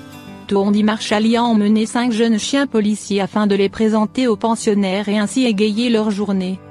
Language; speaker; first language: French; native; French